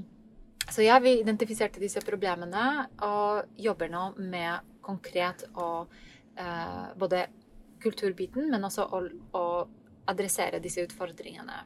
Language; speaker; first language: Norwegian; non-native, fluent; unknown